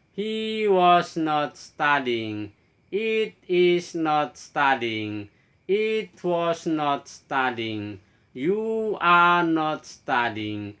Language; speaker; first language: English; non-native, fluent; Indonesian